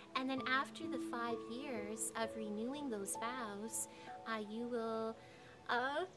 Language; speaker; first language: English; native; English